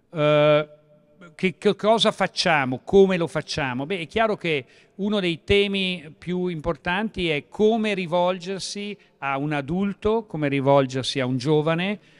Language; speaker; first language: Italian; native; Italian